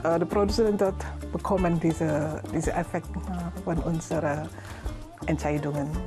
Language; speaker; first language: German; non-native, learner; Indonesian